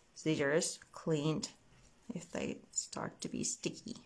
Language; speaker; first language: English; non-native, fluent; Finnish